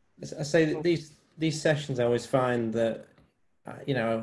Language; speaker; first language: English; native; English